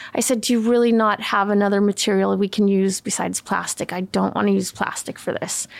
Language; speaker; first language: English; early bilingual, other home language; Swedish